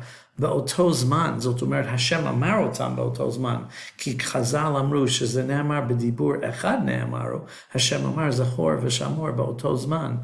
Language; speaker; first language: Hebrew; non-native, fluent; English